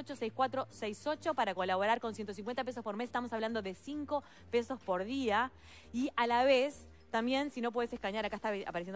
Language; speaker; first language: Spanish; native; Spanish